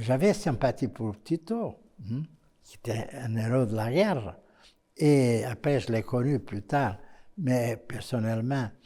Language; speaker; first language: French; non-native, fluent; Portuguese